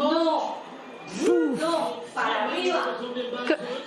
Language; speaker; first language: Spanish; native; Spanish